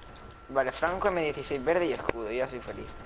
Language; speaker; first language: Spanish; native; Spanish